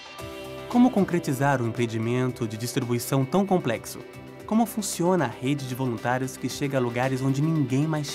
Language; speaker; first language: Portuguese; native; Portuguese